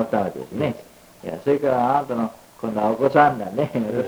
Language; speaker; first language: Japanese; native; Japanese